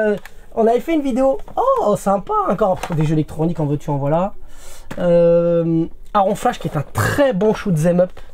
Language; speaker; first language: French; native; French